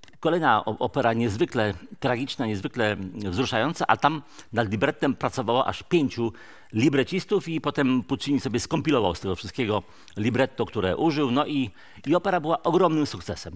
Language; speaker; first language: Polish; native; Polish